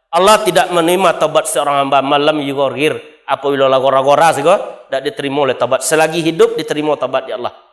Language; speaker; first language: Malay; non-native, local second language; Minangkabau